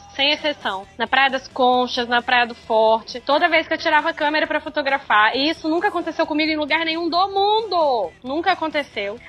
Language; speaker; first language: Portuguese; native; Portuguese